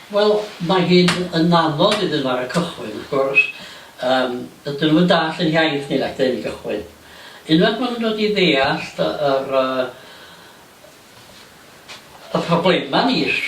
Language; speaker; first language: Welsh; native; Welsh